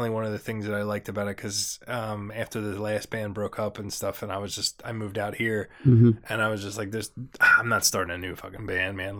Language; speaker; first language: English; native; English